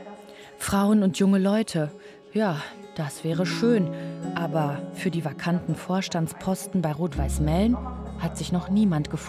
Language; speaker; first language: German; native; German